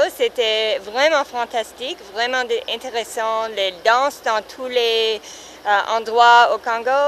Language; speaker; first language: French; non-native, learner; English